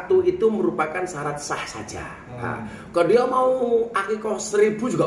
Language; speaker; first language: Indonesian; native; Indonesian